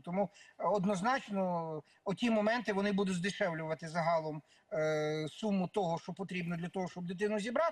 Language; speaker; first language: Ukrainian; native; Ukrainian